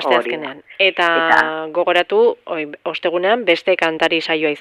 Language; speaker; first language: Basque; native; Basque